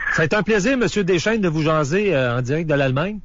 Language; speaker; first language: French; native; French